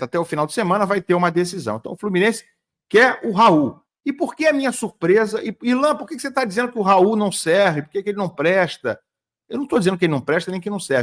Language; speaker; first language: Portuguese; native; Portuguese